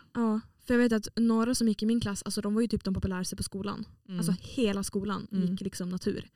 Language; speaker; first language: Swedish; native; Swedish